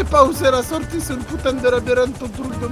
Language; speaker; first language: French; native; French